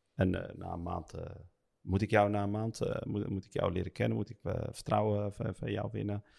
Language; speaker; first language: Dutch; early bilingual, other home language; Arabic